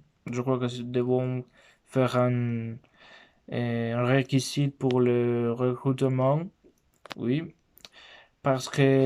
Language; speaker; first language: French; non-native, learner; Spanish